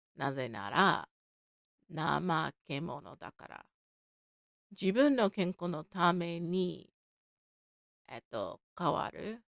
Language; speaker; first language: Japanese; non-native, learner; English